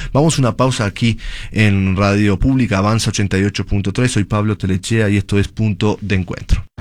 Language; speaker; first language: Spanish; native; Spanish